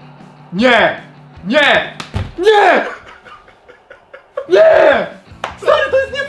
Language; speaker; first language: Polish; native; Polish